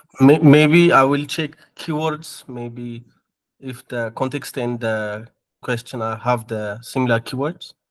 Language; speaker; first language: English; non-native, learner; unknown